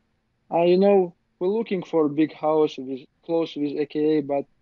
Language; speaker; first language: English; non-native, learner; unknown